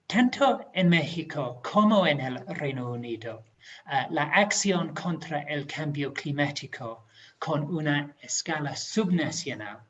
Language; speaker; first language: Spanish; non-native, fluent; English